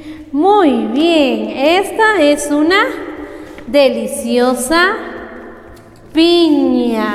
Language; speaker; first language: Spanish; non-native, local second language; Kaqchikel